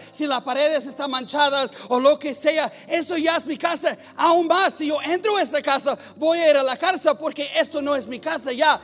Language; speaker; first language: Spanish; non-native, fluent; English